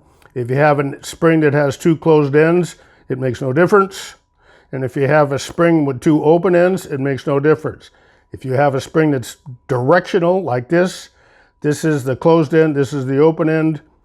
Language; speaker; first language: English; native; English